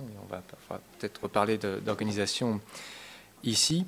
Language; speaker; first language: French; native; French